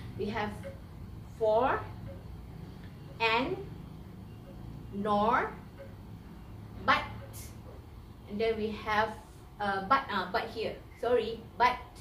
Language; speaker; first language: English; non-native, local second language; Malay